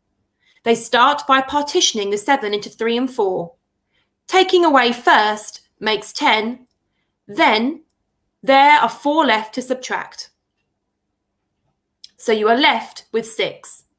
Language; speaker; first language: English; native; English